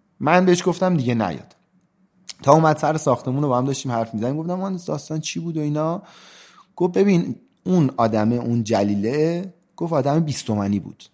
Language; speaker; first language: Persian; native; Persian